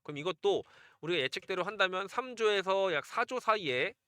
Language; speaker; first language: Korean; native; Korean